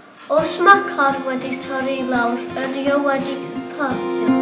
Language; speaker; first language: Welsh; non-native, local second language; English